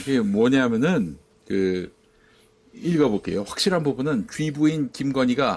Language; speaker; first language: Korean; native; Korean